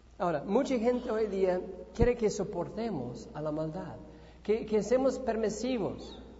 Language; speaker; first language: Spanish; non-native, fluent; English